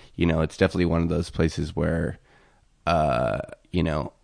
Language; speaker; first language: English; early bilingual, other home language; Italian